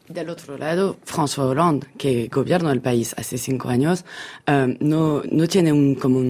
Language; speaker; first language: Spanish; non-native, fluent; French